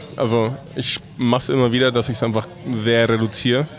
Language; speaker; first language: German; non-native, fluent; Spanish